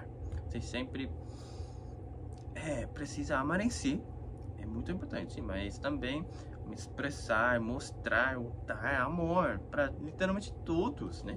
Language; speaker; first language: Portuguese; non-native, fluent; Korean